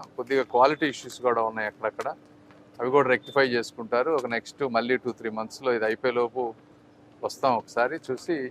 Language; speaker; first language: Telugu; native; Telugu